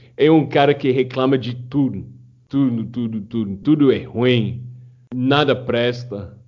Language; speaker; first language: Portuguese; non-native, fluent; English